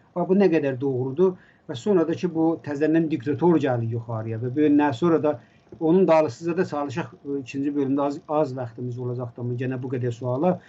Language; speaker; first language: Azerbaijani; native; Azerbaijani